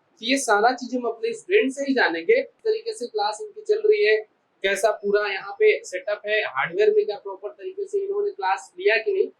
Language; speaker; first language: Hindi; native; Hindi